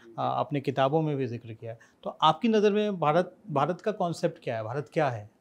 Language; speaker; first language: Hindi; native; Hindi